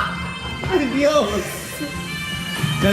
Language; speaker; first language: Spanish; non-native, learner; English